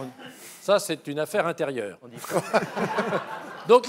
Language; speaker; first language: French; native; French